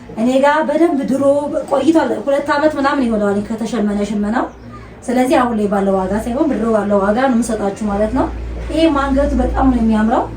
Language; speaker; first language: Amharic; native; Amharic